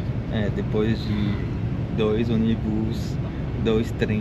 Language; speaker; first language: Portuguese; non-native, fluent; French